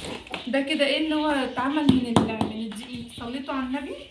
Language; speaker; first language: Arabic; native; Arabic